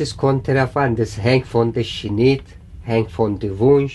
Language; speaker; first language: German; non-native, learner; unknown